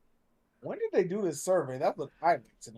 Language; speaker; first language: English; native; English